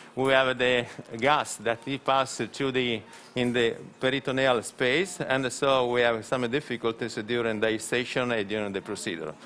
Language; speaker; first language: English; non-native, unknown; Italian